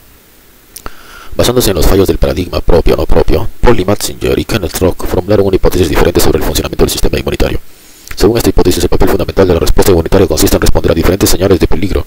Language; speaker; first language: Spanish; native; Spanish